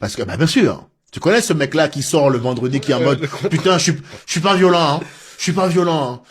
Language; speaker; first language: French; native; French